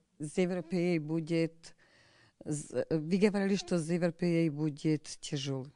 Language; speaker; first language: Russian; non-native, learner; Slovak